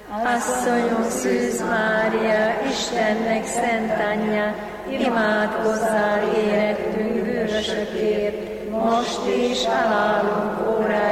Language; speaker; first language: Hungarian; native; Hungarian